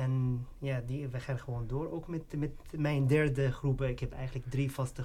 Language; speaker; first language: Dutch; non-native, fluent; Arabic